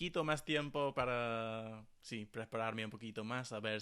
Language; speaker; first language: Spanish; non-native, fluent; English